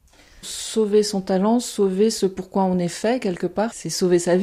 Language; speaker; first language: French; native; French